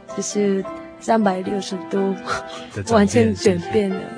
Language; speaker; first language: Chinese; non-native, fluent; Korean